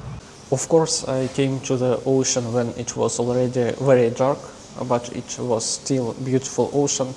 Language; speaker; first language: English; non-native, learner; Russian